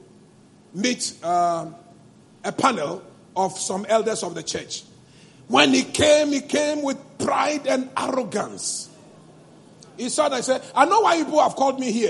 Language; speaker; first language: English; non-native, local second language; Ewe